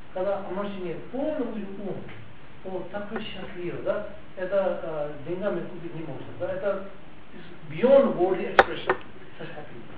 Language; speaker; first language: Russian; non-native, learner; Tibetan